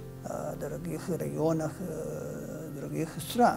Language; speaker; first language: Russian; non-native, fluent; Japanese